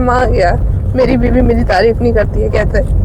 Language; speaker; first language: Hindi; native; Hindi